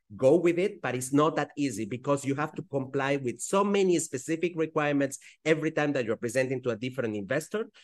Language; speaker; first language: English; non-native, fluent; Spanish